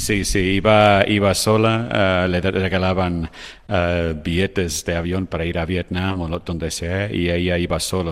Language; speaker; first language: Spanish; non-native, fluent; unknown